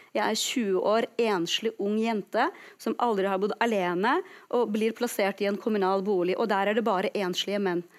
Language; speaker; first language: Norwegian; non-native, fluent; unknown